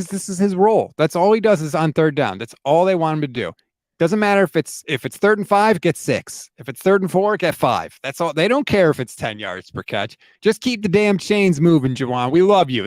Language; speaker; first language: English; native; English